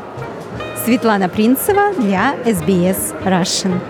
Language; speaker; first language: Russian; native; Russian